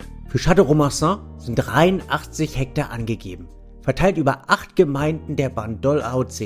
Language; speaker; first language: German; native; German